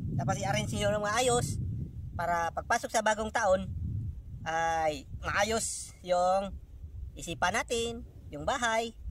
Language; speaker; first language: Filipino; non-native, local second language; Cebuano